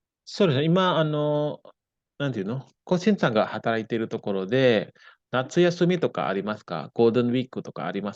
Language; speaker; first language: Japanese; non-native, fluent; Indonesian